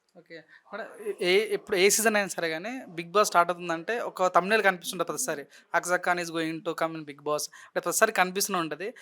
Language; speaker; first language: Telugu; native; Telugu